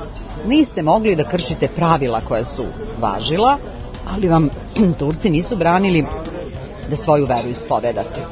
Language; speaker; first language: Serbian; native; Serbian